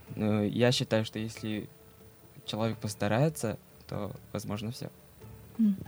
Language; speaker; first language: Russian; non-native, fluent; Mongolian